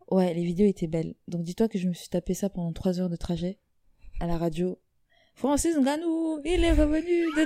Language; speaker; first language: French; native; French